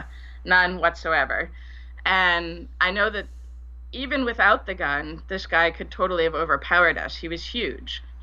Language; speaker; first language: English; native; English